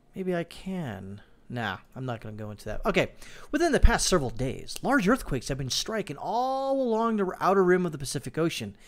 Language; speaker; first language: English; native; English